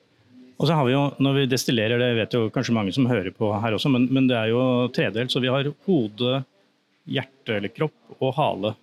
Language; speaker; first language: Norwegian; native; Norwegian